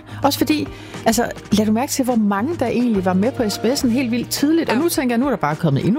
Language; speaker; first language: Danish; native; Danish